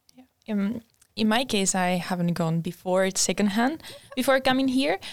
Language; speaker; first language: English; non-native, fluent; Spanish